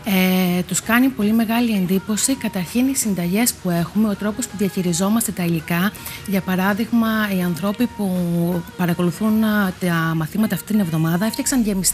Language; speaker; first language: Greek; native; Greek